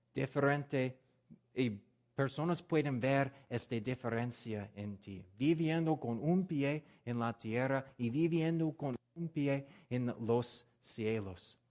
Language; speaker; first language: Spanish; non-native, learner; English